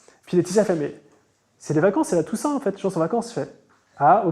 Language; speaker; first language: French; native; French